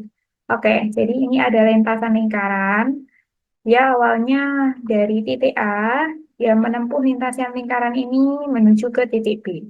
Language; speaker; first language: Indonesian; native; Indonesian